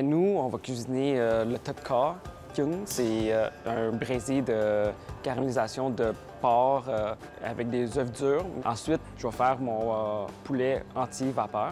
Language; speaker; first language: French; early bilingual, other home language; Khmer